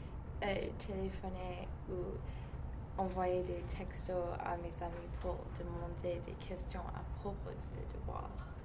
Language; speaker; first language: French; non-native, learner; English